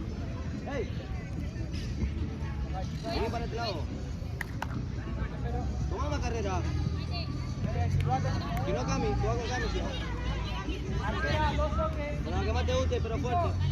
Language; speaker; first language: Spanish; native; Spanish